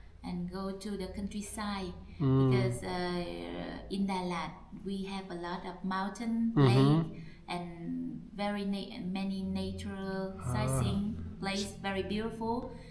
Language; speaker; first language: English; non-native, learner; Vietnamese